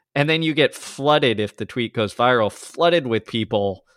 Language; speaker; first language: English; native; English